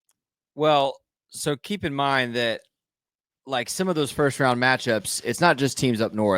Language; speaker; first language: English; native; English